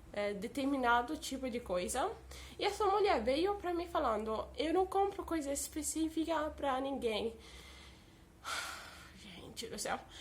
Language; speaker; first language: Portuguese; early bilingual, heritage; Portuguese